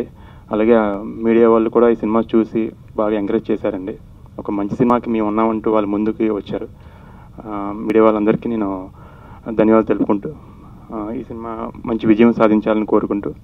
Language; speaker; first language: Telugu; native; Telugu